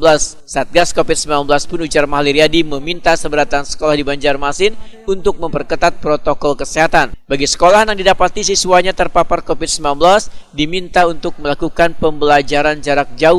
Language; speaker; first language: Indonesian; non-native, local second language; Banjar